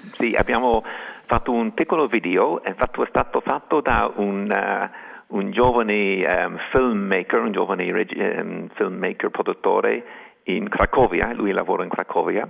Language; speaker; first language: Italian; non-native, fluent; English